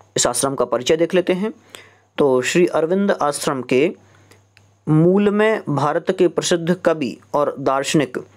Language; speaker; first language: Hindi; native; Hindi